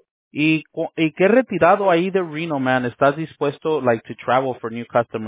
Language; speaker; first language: Spanish; early bilingual, heritage; Spanish